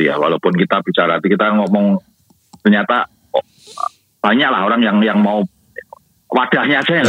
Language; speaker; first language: Indonesian; native; Indonesian